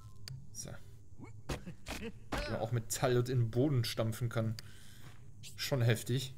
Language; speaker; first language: German; native; German